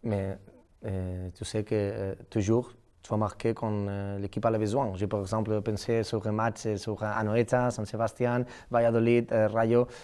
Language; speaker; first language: French; non-native, learner; Catalan